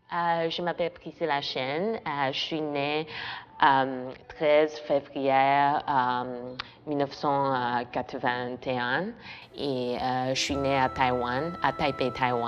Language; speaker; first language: French; non-native, fluent; Chinese